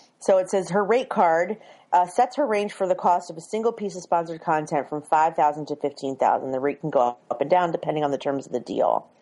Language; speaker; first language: English; native; English